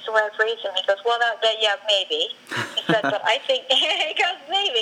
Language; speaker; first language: English; native; English